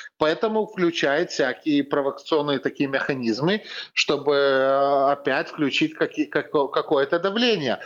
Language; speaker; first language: Russian; non-native, fluent; Lithuanian